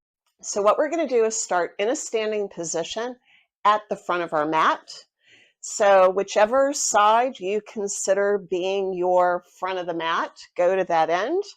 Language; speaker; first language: English; native; English